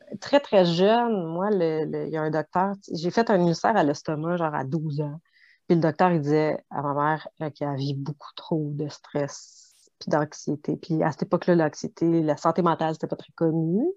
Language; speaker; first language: French; native; French